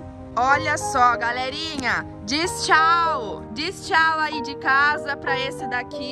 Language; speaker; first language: Portuguese; native; Portuguese